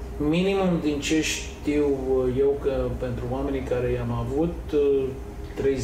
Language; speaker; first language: Romanian; early bilingual, heritage; Romanian